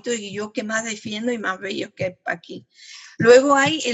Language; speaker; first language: Spanish; native; Spanish